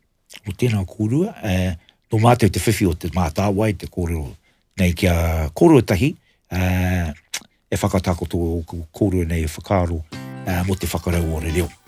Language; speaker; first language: Māori; non-native, local second language; English